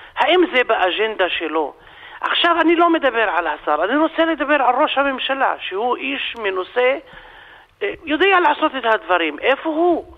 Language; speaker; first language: Hebrew; non-native, local second language; Arabic